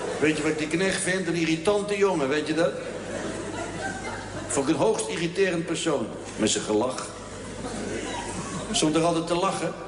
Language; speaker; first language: Dutch; native; Dutch